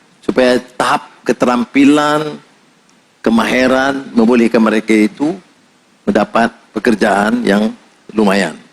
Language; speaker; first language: Malay; native; Malay